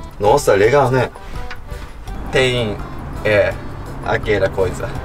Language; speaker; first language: Portuguese; non-native, learner; Japanese